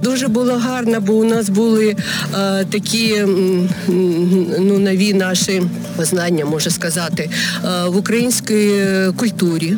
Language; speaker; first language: Ukrainian; non-native, local second language; Russian